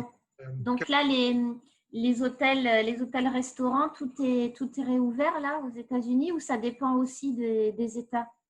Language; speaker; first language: French; native; French